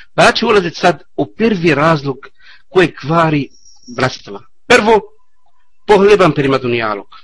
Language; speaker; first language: Bosnian; non-native, learner; Arabic